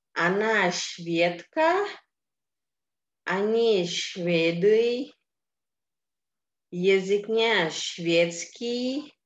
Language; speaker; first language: Russian; non-native, fluent; Indonesian